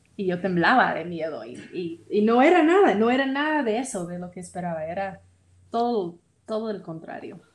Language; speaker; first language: Spanish; non-native, fluent; English